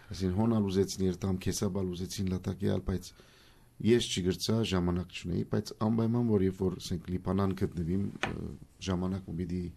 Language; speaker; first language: Armenian; early bilingual, heritage; Armenian